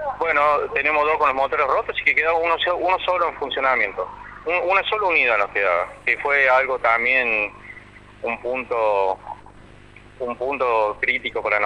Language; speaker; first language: Spanish; native; Spanish